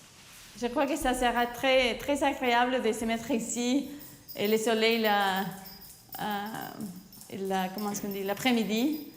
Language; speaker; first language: French; non-native, fluent; Spanish